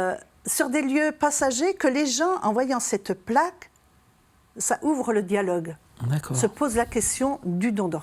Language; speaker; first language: French; native; French